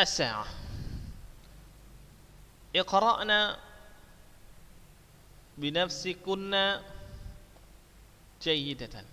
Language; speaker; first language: Arabic; non-native, fluent; Indonesian